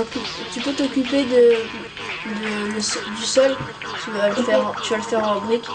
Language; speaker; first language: French; native; French